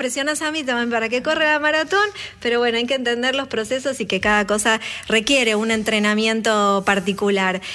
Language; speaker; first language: Spanish; native; Spanish